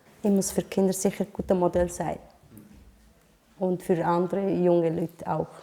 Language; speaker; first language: German; non-native, learner; Turkish